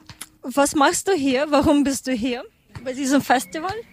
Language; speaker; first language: German; non-native, learner; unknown